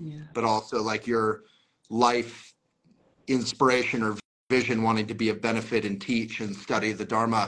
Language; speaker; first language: English; native; English